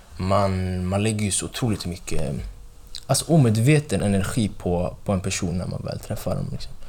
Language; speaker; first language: Swedish; early bilingual, other home language; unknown